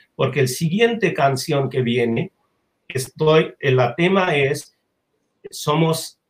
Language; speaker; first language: Spanish; non-native, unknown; Bangla